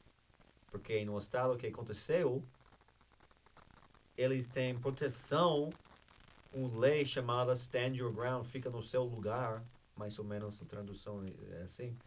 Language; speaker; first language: Portuguese; non-native, fluent; English